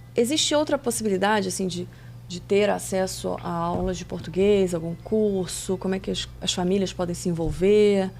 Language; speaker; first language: Portuguese; native; Portuguese